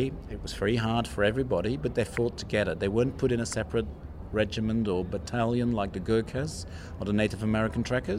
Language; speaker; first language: English; non-native, fluent; Dutch